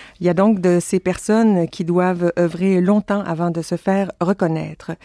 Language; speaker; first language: French; native; French